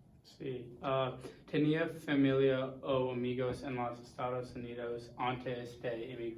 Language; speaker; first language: Spanish; non-native, learner; English